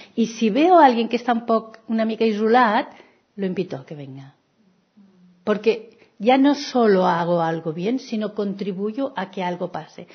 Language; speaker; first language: Spanish; non-native, local second language; Catalan